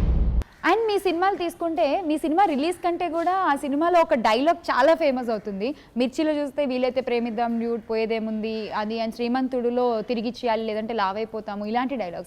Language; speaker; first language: Telugu; native; Telugu